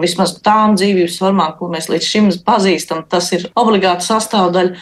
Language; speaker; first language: Latvian; native; Latvian